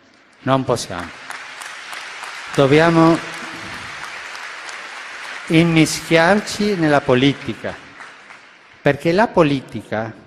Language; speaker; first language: Italian; non-native, fluent; Spanish